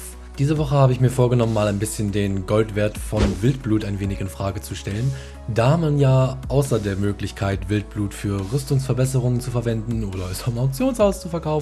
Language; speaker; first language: German; native; German